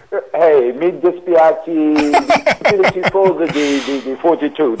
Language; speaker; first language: Italian; non-native, learner; English